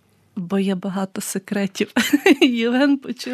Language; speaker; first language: Ukrainian; native; Ukrainian